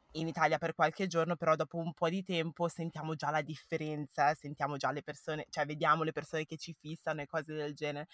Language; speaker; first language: Italian; early bilingual, other home language; English